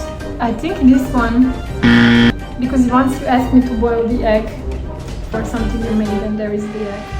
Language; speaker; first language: English; non-native, fluent; Serbian